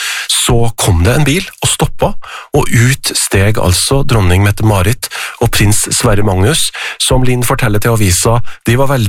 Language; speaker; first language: Norwegian; native; Norwegian